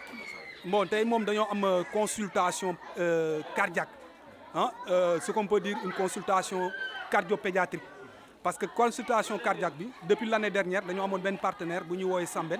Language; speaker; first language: French; non-native, local second language; Wolof